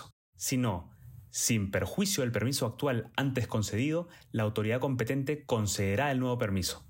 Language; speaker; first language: Spanish; native; Spanish